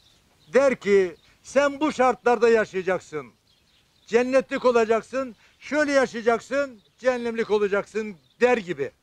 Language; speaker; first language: Turkish; native; Turkish